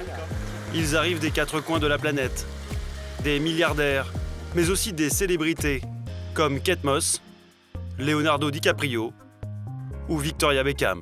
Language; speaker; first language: French; native; French